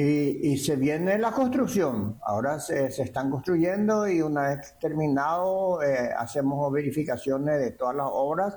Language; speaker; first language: Spanish; native; Spanish